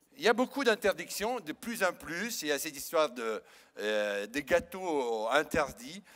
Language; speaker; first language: French; non-native, fluent; Italian